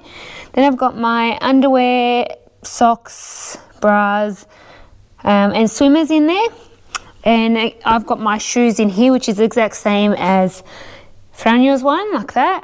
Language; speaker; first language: English; native; English